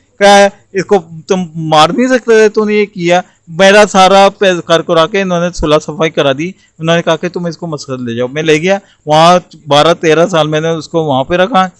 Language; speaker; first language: Urdu; non-native, local second language; Punjabi